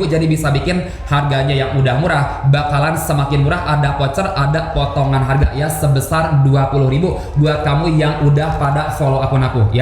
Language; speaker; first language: Indonesian; native; Indonesian